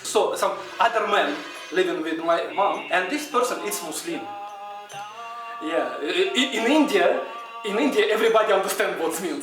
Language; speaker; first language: English; non-native, learner; Russian